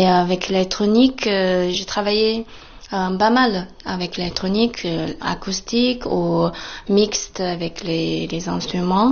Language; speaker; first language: French; non-native, fluent; Chinese